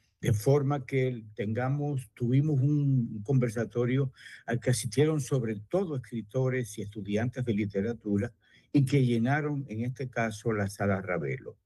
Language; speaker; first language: Spanish; native; Spanish